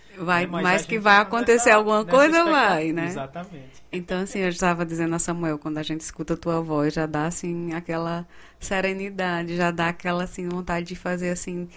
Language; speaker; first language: Portuguese; native; Portuguese